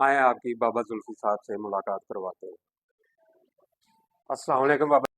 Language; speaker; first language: Hindi; non-native, local second language; Punjabi